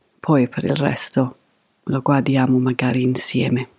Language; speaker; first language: Italian; non-native, fluent; English